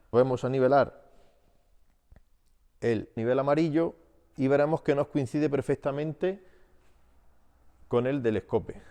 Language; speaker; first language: Spanish; native; Spanish